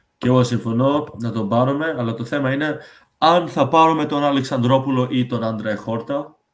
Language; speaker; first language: Greek; early bilingual, heritage; English